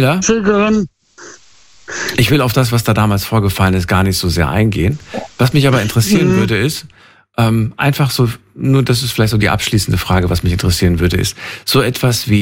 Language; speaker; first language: German; native; German